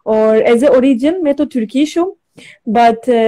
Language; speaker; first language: Hindi; non-native, learner; Turkish